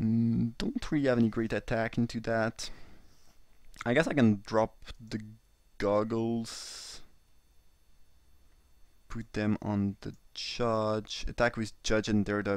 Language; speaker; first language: English; non-native, fluent; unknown